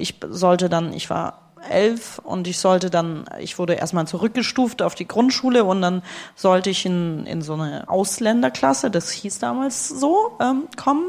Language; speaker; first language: German; early bilingual, other home language; Russian